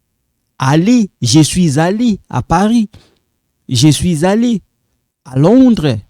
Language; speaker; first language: French; non-native, local second language; Lingala